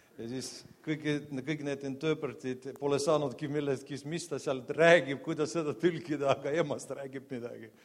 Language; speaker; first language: Estonian; non-native, local second language; Russian